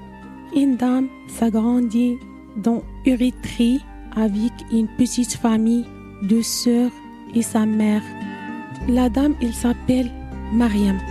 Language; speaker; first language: French; non-native, learner; Arabic